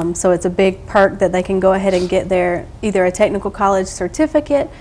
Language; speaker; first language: English; native; English